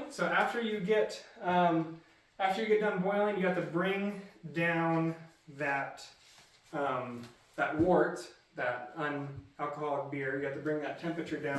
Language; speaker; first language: English; native; English